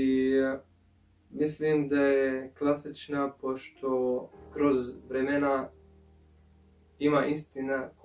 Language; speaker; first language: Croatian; early bilingual, heritage; English